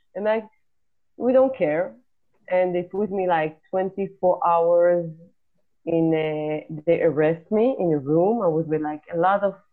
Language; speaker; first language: English; non-native, fluent; Hebrew